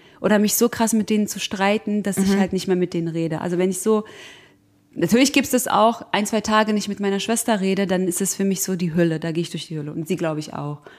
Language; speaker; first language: German; early bilingual, other home language; Croatian